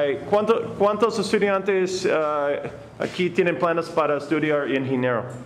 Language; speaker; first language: Spanish; non-native, learner; English